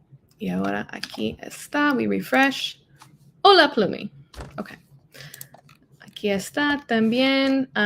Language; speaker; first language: Spanish; non-native, learner; English